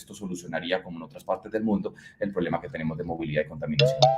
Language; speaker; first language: Spanish; native; Spanish